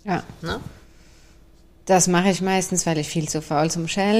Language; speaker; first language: German; native; German